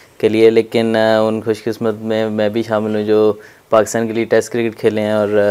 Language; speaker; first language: Urdu; non-native, local second language; Punjabi